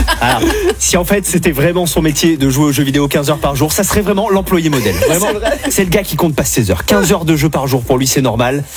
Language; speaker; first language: French; native; French